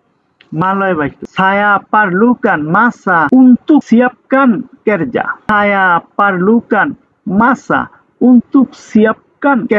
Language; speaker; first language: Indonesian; non-native, fluent; Bangla